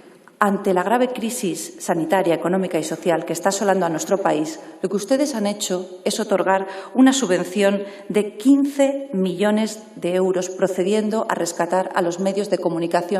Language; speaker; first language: Spanish; native; Spanish